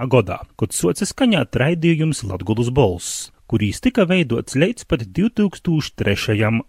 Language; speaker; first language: Latvian; native; Latvian